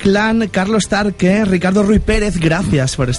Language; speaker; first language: Spanish; native; Spanish